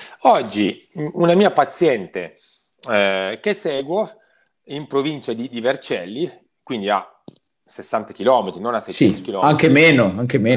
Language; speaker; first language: Italian; native; Italian